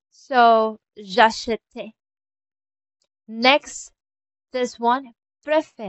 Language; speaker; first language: French; non-native, fluent; Filipino